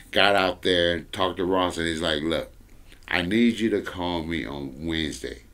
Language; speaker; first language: English; native; English